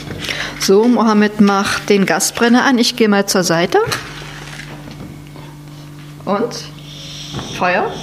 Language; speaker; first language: German; native; German